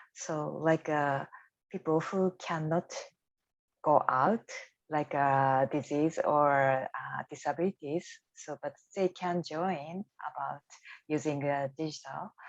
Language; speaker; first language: English; non-native, learner; Japanese